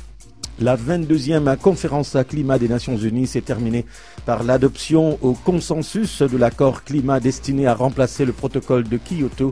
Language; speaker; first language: French; native; French